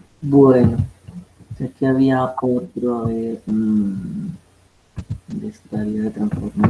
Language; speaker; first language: Spanish; native; Spanish